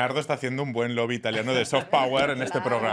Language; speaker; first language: Spanish; native; Spanish